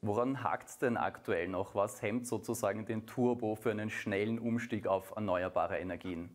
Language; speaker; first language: German; native; German